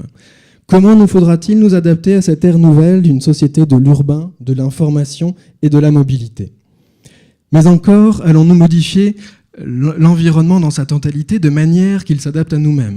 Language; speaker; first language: French; native; French